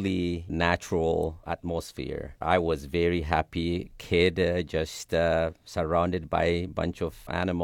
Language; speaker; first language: English; non-native, fluent; Sidamo